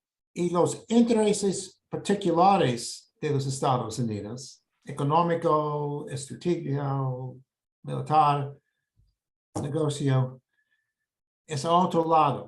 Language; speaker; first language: Spanish; non-native, fluent; English